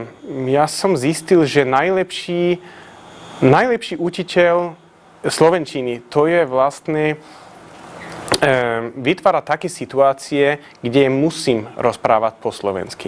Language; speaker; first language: Slovak; non-native, fluent; Swedish